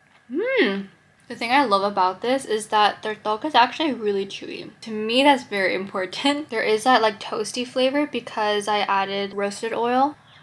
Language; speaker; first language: English; early bilingual, other home language; Korean